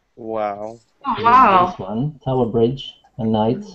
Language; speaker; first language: English; non-native, fluent; Italian